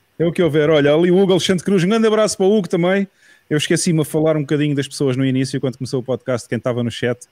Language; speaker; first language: Portuguese; native; Portuguese